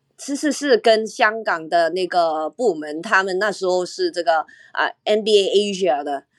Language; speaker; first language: Chinese; non-native, local second language; Cantonese